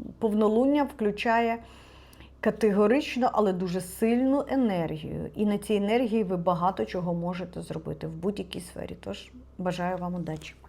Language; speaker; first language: Ukrainian; non-native, local second language; Russian